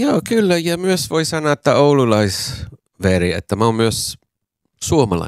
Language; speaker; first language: Finnish; non-native, fluent; English